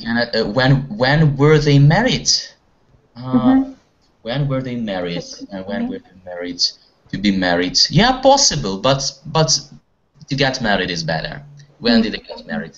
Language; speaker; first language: English; non-native, fluent; Russian